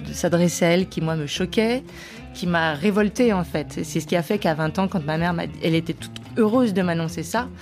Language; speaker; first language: French; early bilingual, other home language; Spanish